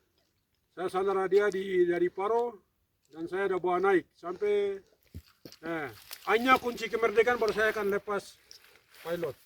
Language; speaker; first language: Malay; non-native, local second language; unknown